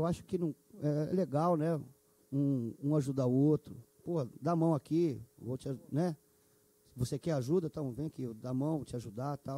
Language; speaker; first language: Portuguese; native; Portuguese